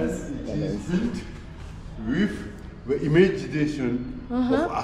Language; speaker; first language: English; non-native, learner; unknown